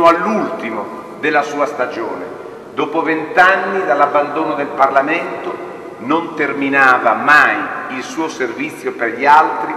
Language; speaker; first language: Italian; native; Italian